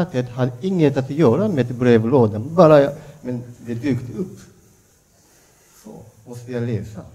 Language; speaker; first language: Swedish; non-native, fluent; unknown